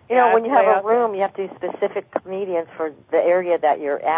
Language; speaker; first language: English; native; English